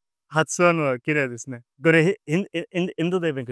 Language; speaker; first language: Japanese; non-native, learner; Hindi